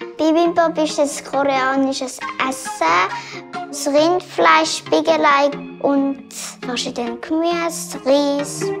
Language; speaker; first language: German; early bilingual, other home language; Korean